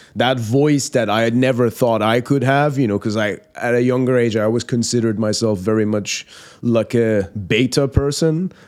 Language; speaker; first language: English; non-native, fluent; Persian